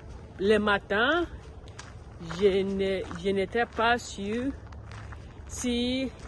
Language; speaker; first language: French; non-native, learner; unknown